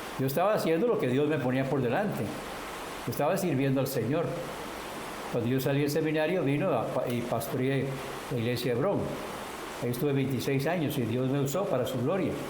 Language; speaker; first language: Spanish; non-native, local second language; English